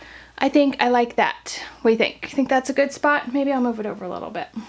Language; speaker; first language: English; native; English